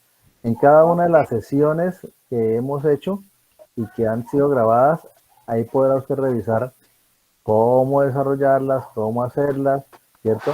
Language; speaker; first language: Spanish; native; Spanish